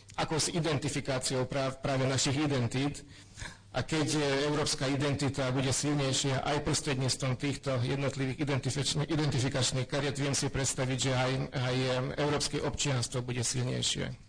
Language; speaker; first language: Slovak; non-native, local second language; Hungarian